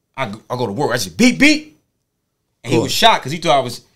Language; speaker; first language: English; native; English